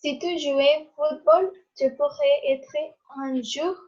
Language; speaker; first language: French; non-native, learner; Spanish